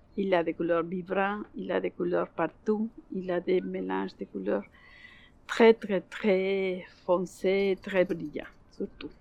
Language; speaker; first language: French; non-native, learner; Spanish